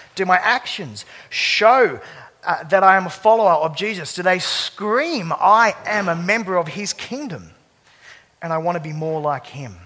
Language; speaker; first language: English; native; English